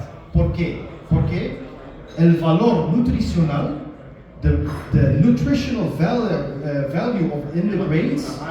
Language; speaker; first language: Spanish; non-native, learner; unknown